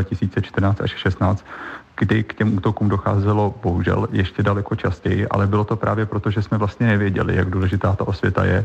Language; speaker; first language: Czech; native; Czech